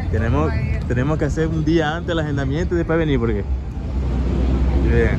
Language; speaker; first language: Spanish; native; Spanish